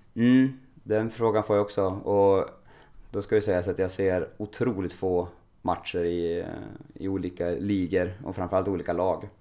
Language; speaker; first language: Swedish; native; Swedish